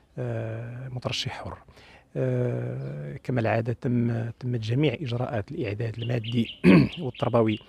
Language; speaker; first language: Arabic; native; Arabic